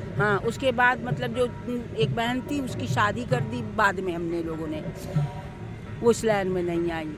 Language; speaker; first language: Hindi; native; Hindi